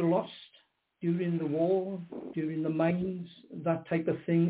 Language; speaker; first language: English; native; English